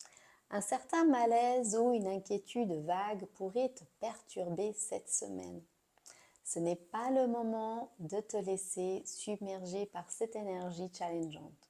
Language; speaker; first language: French; native; French